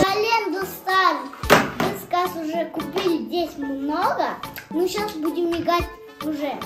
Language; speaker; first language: Russian; non-native, local second language; Kazakh